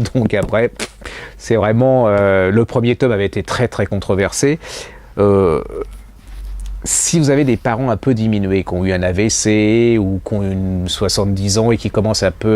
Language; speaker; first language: French; native; French